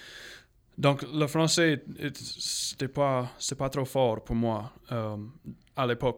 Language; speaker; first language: French; non-native, local second language; English